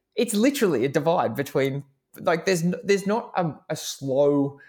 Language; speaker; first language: English; native; English